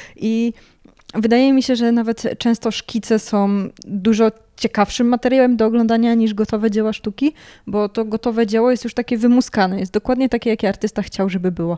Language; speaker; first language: Polish; native; Polish